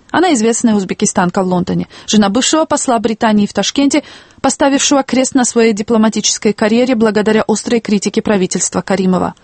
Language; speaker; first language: Russian; non-native, local second language; Tajik